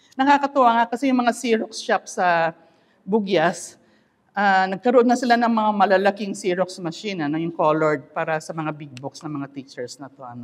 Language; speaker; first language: Filipino; non-native, local second language; Iloko